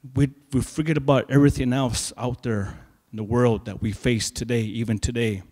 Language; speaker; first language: English; native; English